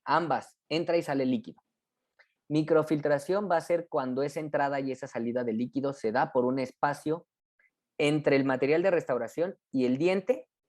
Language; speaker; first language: Spanish; native; Spanish